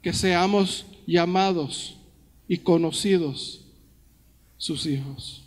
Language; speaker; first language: Spanish; early bilingual, heritage; Spanish